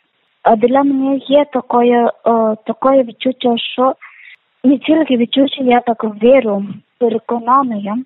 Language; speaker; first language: Ukrainian; non-native, learner; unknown